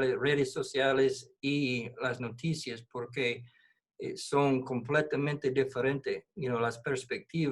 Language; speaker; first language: Spanish; non-native, fluent; English